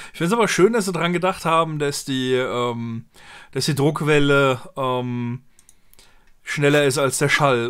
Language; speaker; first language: German; native; German